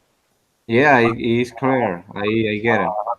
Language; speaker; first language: English; non-native, learner; Spanish